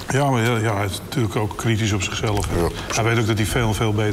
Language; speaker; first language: Dutch; native; Dutch